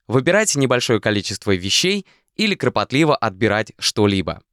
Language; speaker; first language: Russian; native; Russian